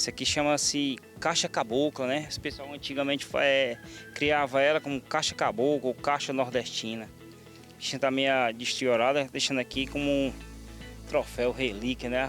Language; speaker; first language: Portuguese; native; Portuguese